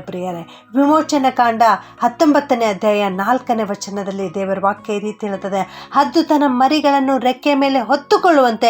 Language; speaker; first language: Kannada; native; Kannada